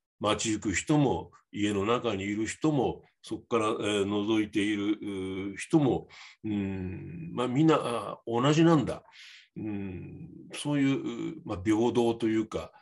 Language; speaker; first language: Japanese; native; Japanese